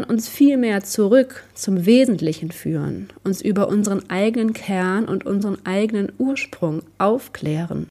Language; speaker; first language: German; native; German